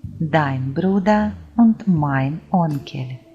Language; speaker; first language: German; non-native, fluent; Ukrainian